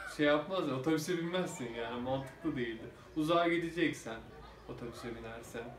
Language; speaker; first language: Turkish; native; Turkish